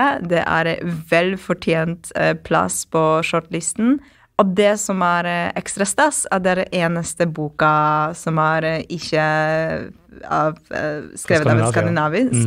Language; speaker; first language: Norwegian; non-native, fluent; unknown